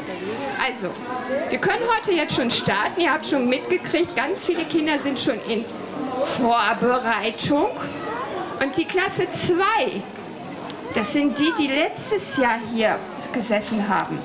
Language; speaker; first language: German; native; German